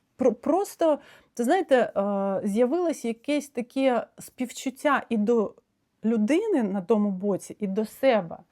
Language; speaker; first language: Ukrainian; non-native, local second language; Russian